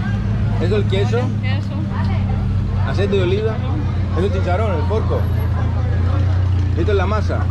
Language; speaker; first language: Spanish; non-native, learner; Greek